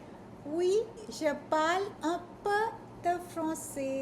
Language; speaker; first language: French; non-native, fluent; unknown